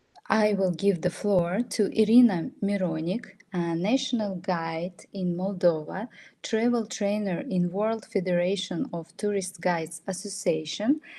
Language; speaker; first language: English; non-native, fluent; Russian